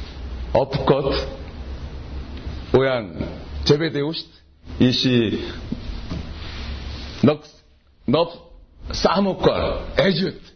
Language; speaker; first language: Hungarian; non-native, learner; Korean